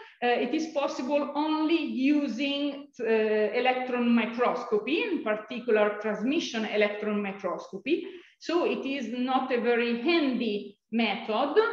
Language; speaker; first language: English; non-native, fluent; Italian